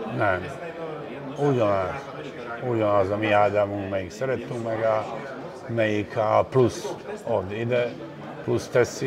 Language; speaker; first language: Hungarian; non-native, fluent; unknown